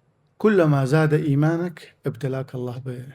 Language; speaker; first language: Arabic; native; Arabic